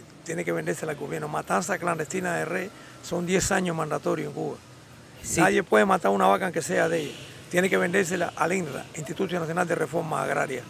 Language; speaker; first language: Spanish; native; Spanish